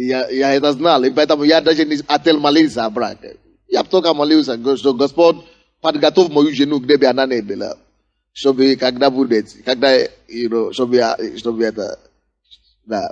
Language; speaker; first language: Russian; non-native, fluent; Yoruba